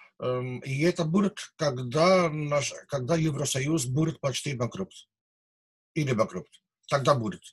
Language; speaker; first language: Russian; non-native, learner; Dutch